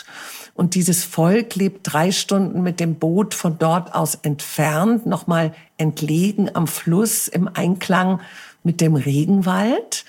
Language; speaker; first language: German; native; German